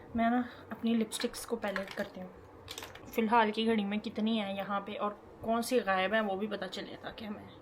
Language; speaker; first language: Urdu; native; Urdu